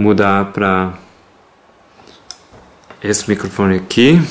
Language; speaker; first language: Portuguese; non-native, fluent; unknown